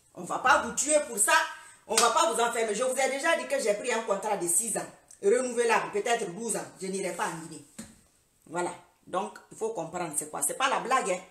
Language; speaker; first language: French; non-native, local second language; Fula